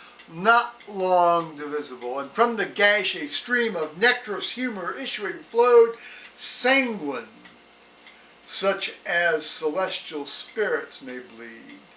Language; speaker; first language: English; native; English